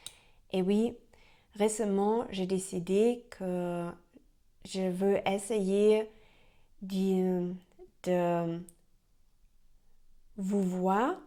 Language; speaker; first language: French; non-native, learner; German